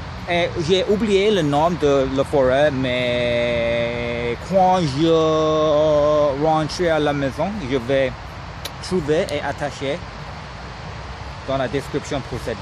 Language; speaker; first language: French; non-native, learner; English